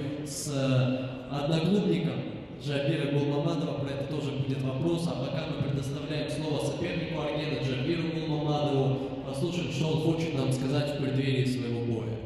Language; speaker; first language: Russian; native; Russian